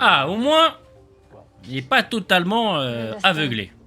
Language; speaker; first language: French; native; French